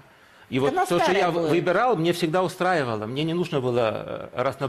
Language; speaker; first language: Russian; early bilingual, heritage; Russian